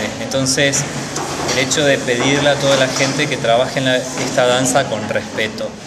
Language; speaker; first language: Spanish; native; Spanish